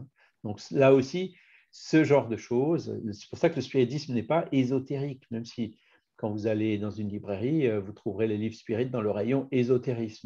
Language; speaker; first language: French; native; French